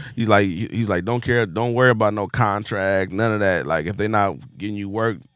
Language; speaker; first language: English; native; English